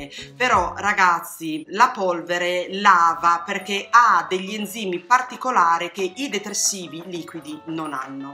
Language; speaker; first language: Italian; native; Italian